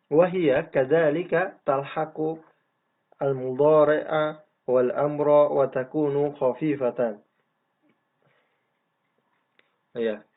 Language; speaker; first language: Arabic; non-native, fluent; Indonesian